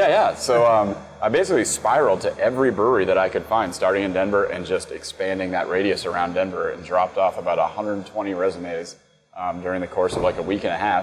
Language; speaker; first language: English; native; English